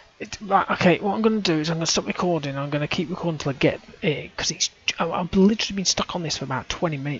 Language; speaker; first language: English; native; English